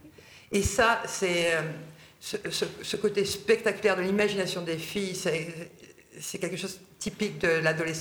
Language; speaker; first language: French; native; French